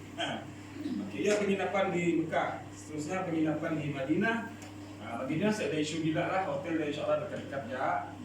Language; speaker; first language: Malay; native; Malay